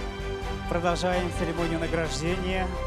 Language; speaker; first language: Russian; native; Russian